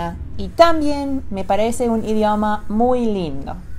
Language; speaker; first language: Spanish; non-native, fluent; English